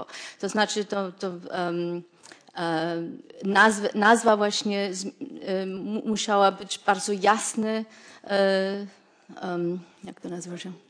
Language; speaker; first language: Polish; non-native, fluent; German